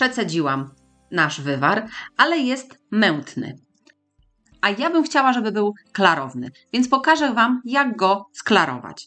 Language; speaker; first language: Polish; native; Polish